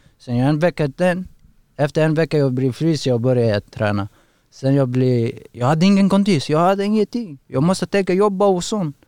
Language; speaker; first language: Swedish; non-native, learner; Persian